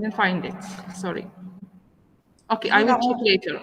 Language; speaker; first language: English; non-native, learner; Arabic